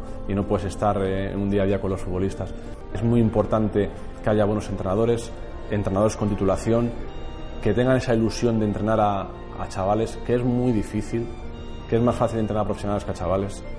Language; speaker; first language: Spanish; native; Spanish